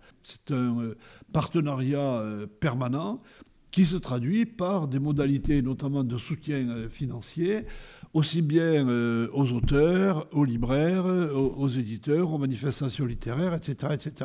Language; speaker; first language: French; native; French